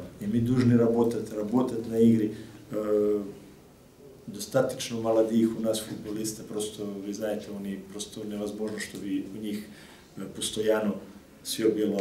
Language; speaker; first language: Russian; non-native, learner; Serbian